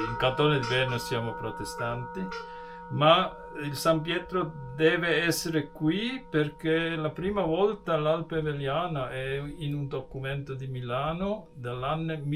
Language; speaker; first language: Italian; non-native, fluent; German